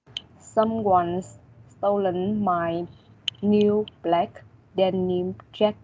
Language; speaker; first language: English; non-native, learner; Vietnamese